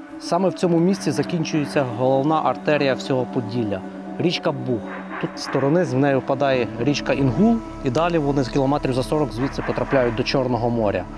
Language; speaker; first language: Ukrainian; native; Ukrainian